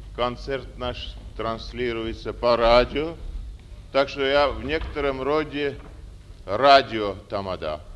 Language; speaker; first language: Russian; non-native, local second language; Armenian